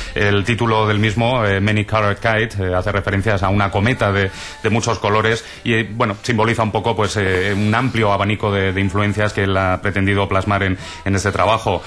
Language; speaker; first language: Spanish; native; Spanish